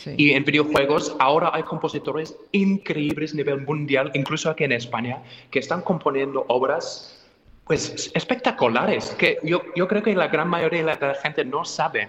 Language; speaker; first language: Spanish; non-native, fluent; English